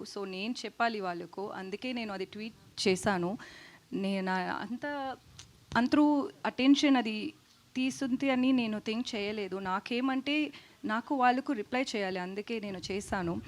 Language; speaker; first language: Telugu; non-native, learner; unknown